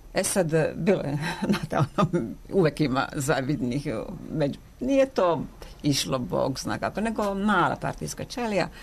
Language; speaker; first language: Serbian; non-native, local second language; Hungarian